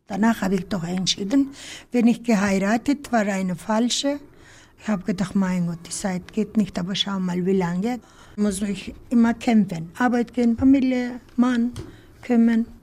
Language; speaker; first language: German; non-native, learner; Turkish